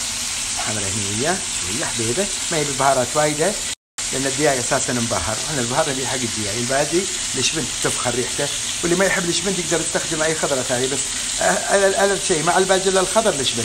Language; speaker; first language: Arabic; native; Arabic